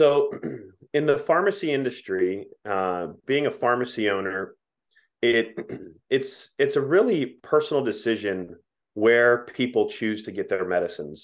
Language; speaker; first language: English; native; English